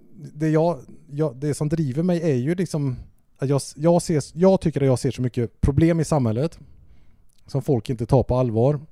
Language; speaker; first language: Swedish; native; Swedish